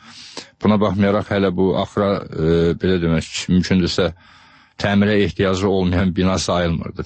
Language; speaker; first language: Azerbaijani; native; Azerbaijani